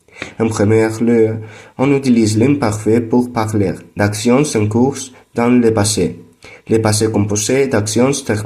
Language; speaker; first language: French; non-native, learner; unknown